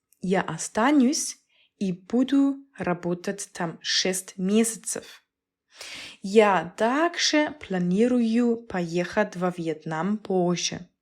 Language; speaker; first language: Russian; non-native, learner; German